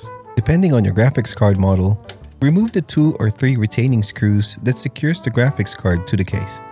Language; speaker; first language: English; native; English